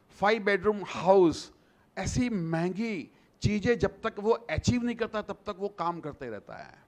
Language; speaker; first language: Hindi; non-native, local second language; Gujarati